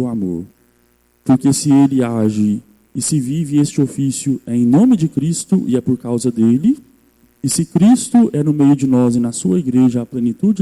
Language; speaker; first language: Portuguese; native; Portuguese